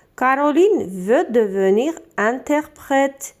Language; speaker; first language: French; non-native, fluent; Azerbaijani